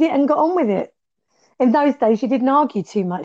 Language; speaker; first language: English; native; English